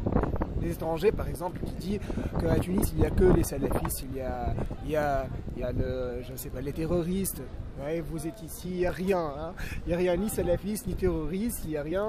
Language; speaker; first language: French; non-native, local second language; Arabic